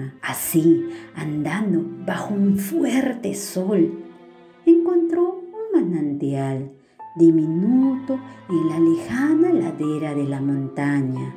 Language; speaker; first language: Spanish; native; Spanish